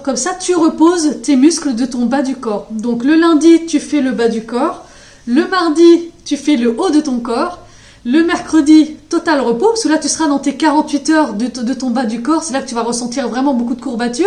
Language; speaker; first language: French; native; French